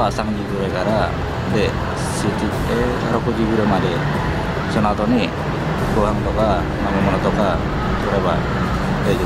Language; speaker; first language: Japanese; non-native, learner; Indonesian